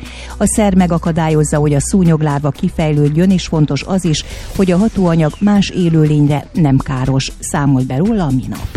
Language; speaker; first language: Hungarian; native; Hungarian